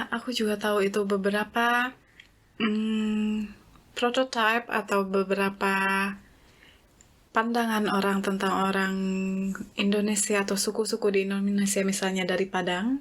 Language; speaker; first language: Indonesian; native; Indonesian